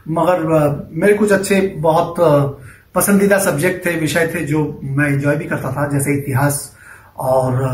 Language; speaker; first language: Hindi; non-native, local second language; Bangla